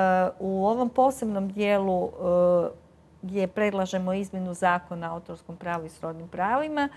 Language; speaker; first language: Croatian; native; Croatian